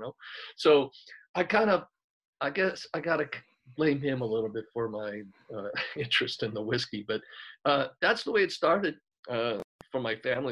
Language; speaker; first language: English; native; English